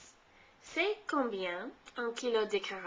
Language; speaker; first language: French; non-native, fluent; English